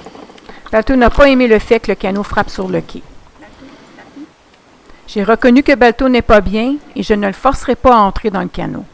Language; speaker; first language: French; native; French